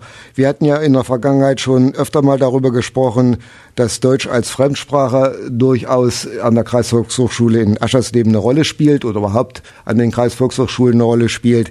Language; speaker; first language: German; native; German